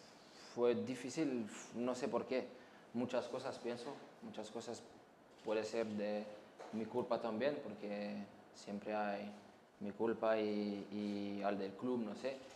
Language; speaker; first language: Spanish; non-native, learner; French